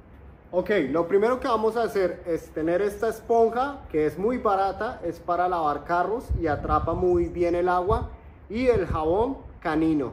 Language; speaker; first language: Spanish; native; Spanish